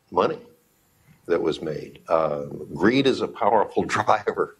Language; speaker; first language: English; native; English